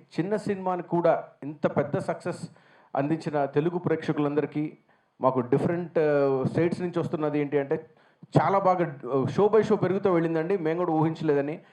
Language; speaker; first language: Telugu; native; Telugu